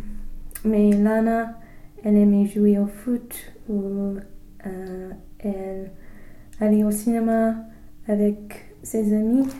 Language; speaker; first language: French; non-native, learner; English